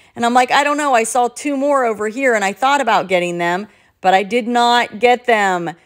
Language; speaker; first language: English; native; English